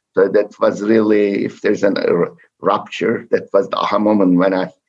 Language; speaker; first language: English; non-native, fluent; Turkish